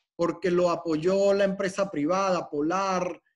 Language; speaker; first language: Spanish; native; Spanish